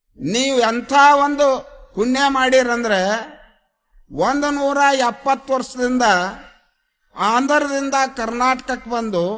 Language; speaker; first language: Kannada; native; Kannada